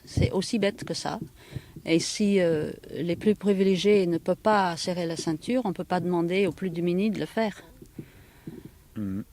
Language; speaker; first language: French; non-native, fluent; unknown